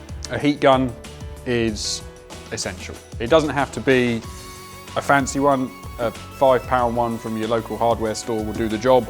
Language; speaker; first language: English; native; English